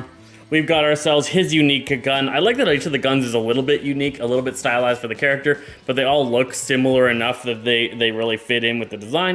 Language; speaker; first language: English; native; English